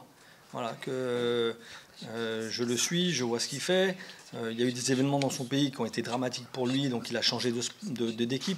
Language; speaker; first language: French; native; French